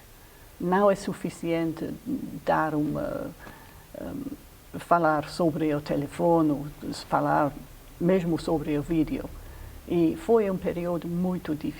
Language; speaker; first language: Portuguese; non-native, fluent; English